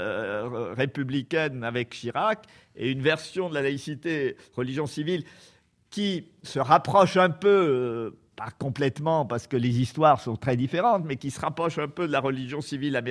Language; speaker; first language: French; native; French